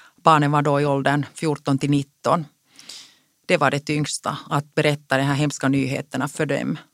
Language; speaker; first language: Swedish; non-native, local second language; Finnish